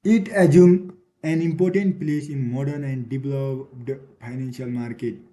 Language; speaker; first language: English; non-native, local second language; Nepali